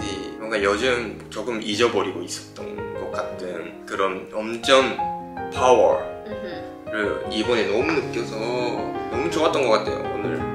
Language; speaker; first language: Korean; non-native, fluent; Japanese